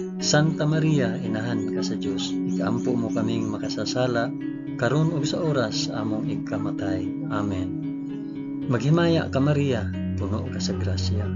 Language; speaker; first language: Cebuano; non-native, local second language; Hiligaynon